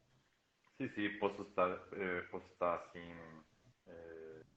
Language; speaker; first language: Portuguese; non-native, fluent; Spanish